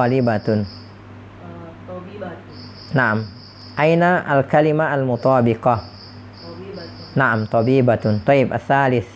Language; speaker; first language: Arabic; non-native, fluent; Indonesian